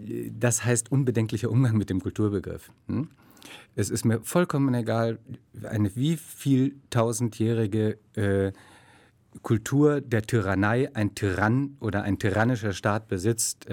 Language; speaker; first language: German; native; German